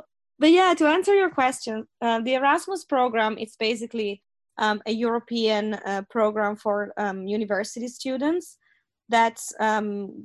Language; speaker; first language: English; non-native, fluent; Italian